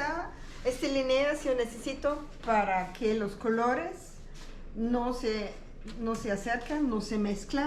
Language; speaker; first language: Spanish; non-native, learner; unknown